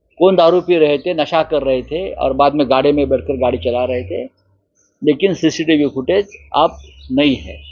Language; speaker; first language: Hindi; non-native, local second language; Marathi